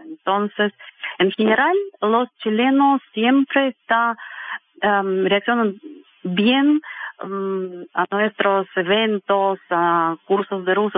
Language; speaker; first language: Spanish; non-native, fluent; Russian